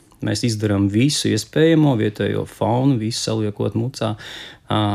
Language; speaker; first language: Latvian; native; Latvian